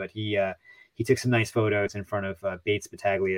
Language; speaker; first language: English; native; English